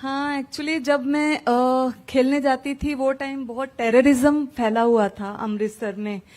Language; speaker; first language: Hindi; non-native, local second language; Punjabi